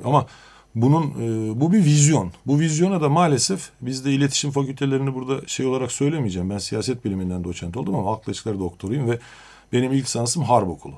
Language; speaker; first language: Turkish; native; Turkish